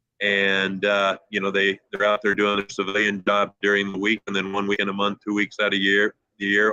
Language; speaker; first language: English; native; English